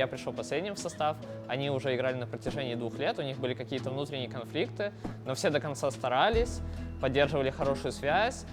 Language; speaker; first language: Russian; native; Russian